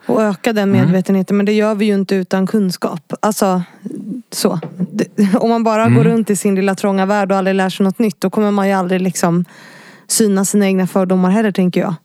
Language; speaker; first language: Swedish; native; Swedish